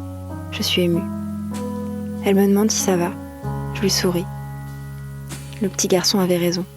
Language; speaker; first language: French; native; French